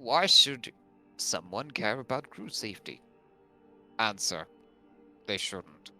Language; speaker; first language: English; non-native, fluent; Latvian